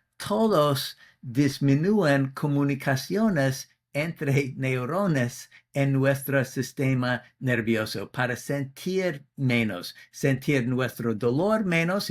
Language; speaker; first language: Spanish; non-native, fluent; English